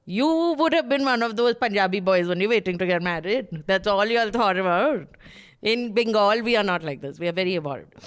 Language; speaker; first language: English; native; English